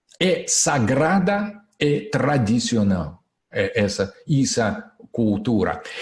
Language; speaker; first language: Portuguese; non-native, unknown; Russian